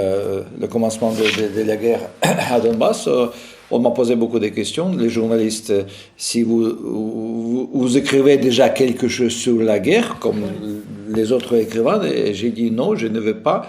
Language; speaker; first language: French; non-native, fluent; Russian